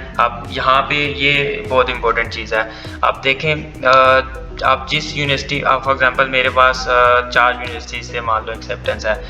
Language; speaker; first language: Urdu; non-native, local second language; Punjabi